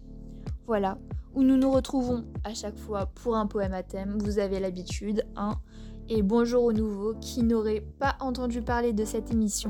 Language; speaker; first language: French; native; French